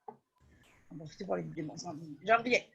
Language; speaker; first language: French; native; French